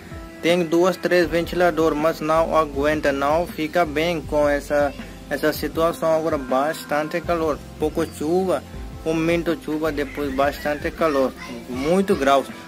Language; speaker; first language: Portuguese; non-native, learner; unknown